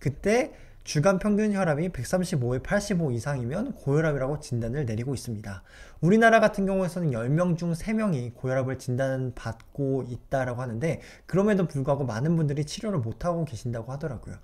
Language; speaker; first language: Korean; native; Korean